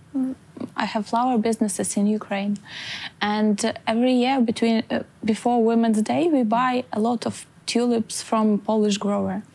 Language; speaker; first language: English; non-native, fluent; Ukrainian